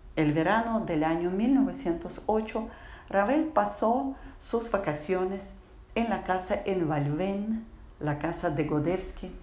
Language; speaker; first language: Spanish; non-native, fluent; Russian